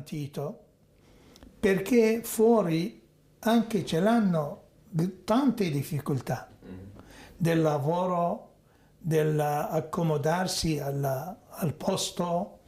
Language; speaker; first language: Italian; non-native, fluent; Arabic